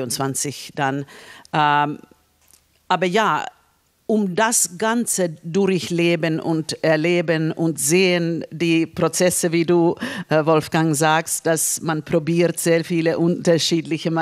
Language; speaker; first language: German; non-native, fluent; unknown